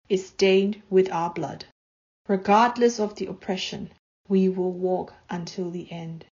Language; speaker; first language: English; non-native, fluent; Burmese